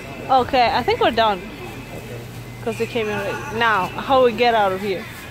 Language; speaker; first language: English; non-native, fluent; Italian